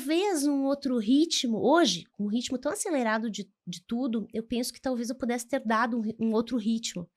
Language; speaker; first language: Portuguese; native; Portuguese